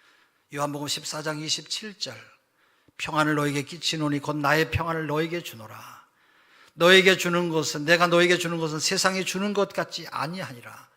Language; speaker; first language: Korean; native; Korean